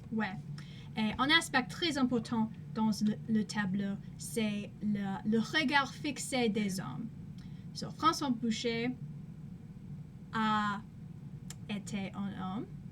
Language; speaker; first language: French; non-native, learner; English